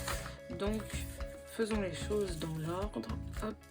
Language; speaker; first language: French; native; French